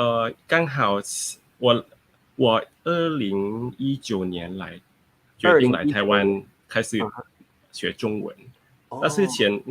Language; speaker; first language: Chinese; non-native, learner; Thai